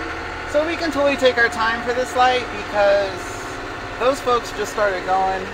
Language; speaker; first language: English; native; English